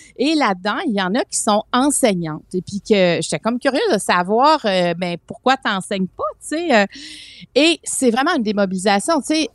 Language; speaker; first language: French; native; French